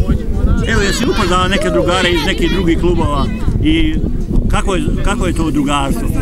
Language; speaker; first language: Serbian; native; Serbian